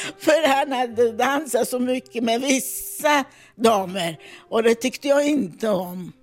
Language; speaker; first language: Swedish; non-native, fluent; Italian